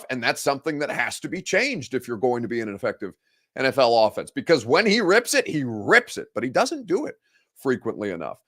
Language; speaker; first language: English; native; English